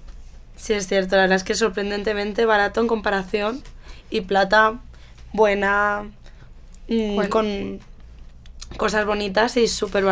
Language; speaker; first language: Spanish; native; Spanish